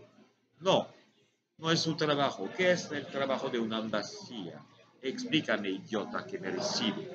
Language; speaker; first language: Spanish; non-native, learner; French